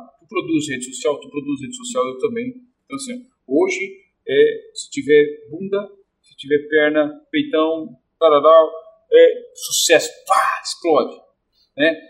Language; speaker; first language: Portuguese; native; Portuguese